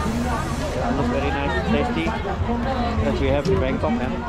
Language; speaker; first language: English; non-native, local second language; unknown